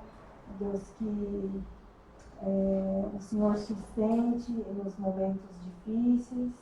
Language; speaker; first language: Portuguese; native; Portuguese